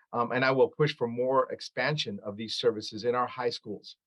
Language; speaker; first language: English; early bilingual, other home language; Arabic